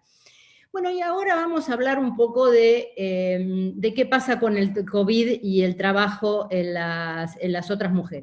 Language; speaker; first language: Spanish; native; Spanish